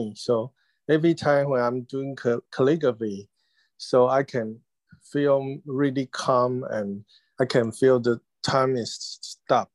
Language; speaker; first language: English; non-native, learner; Chinese